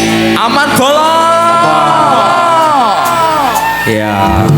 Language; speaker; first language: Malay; non-native, local second language; Javanese